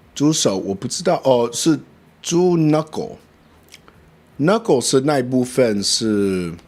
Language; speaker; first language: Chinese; non-native, learner; English